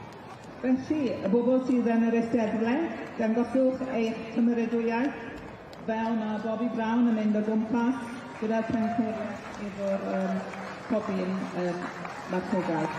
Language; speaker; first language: Welsh; non-native, learner; English